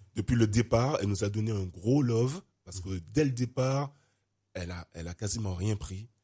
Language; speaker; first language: French; native; French